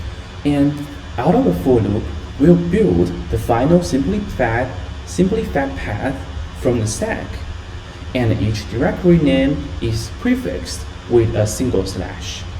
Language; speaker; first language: English; non-native, fluent; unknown